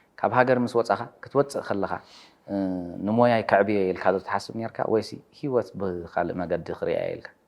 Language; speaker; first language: Tigrinya; native; Tigrinya